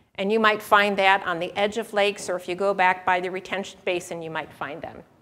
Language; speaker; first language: English; native; English